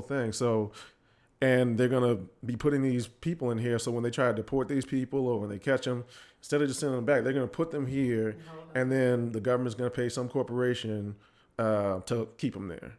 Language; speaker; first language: English; native; English